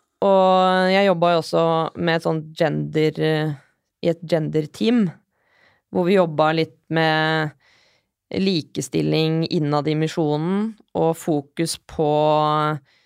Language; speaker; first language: Norwegian; early bilingual, other home language; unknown